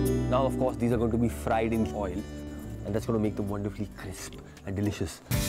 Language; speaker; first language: English; non-native, local second language; Hindi